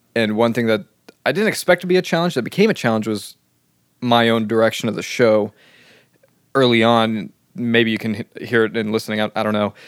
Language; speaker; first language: English; native; English